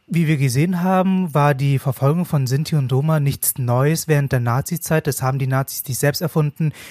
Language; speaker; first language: German; early bilingual, other home language; Vietnamese